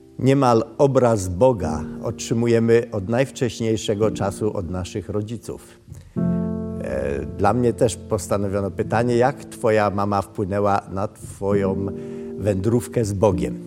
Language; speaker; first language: Polish; early bilingual, other home language; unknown